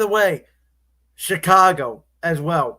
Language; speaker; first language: English; native; English